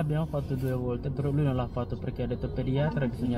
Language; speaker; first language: Italian; non-native, learner; Indonesian